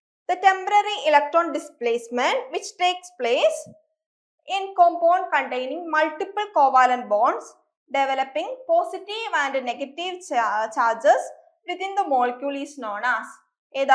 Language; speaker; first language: English; non-native, local second language; Malayalam